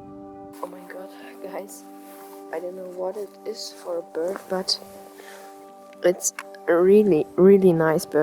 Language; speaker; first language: English; non-native, learner; German